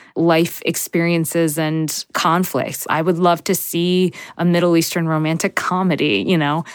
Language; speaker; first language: English; native; English